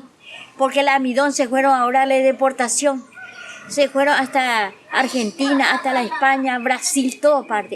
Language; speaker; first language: Spanish; non-native, local second language; Guarani